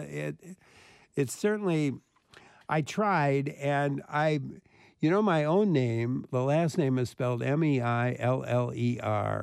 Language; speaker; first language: English; native; English